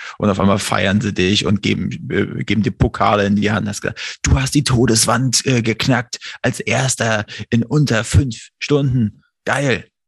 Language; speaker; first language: German; native; German